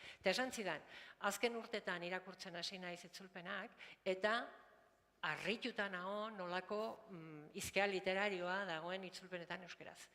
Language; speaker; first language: Basque; native; Basque